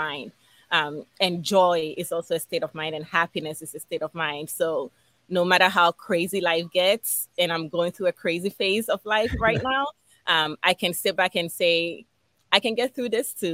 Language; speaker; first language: English; non-native, local second language; Ga